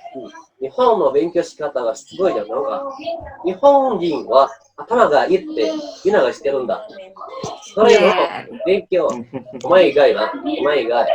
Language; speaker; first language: Japanese; non-native, learner; Indonesian